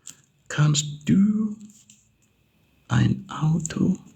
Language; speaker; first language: German; non-native, learner; English